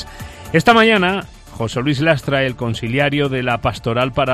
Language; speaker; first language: Spanish; native; Spanish